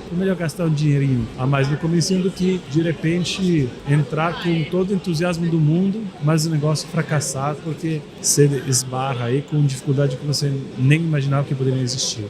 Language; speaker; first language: Portuguese; non-native, fluent; Italian